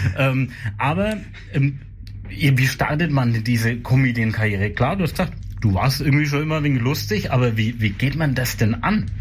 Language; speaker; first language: German; native; German